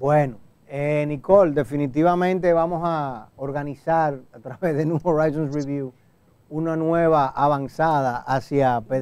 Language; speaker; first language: Spanish; native; Spanish